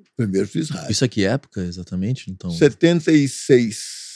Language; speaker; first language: Portuguese; native; Portuguese